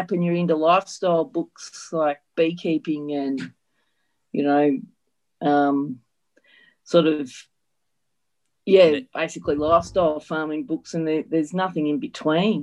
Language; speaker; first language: English; native; English